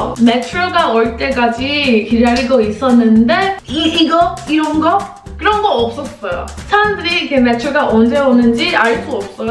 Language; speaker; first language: Korean; non-native, fluent; English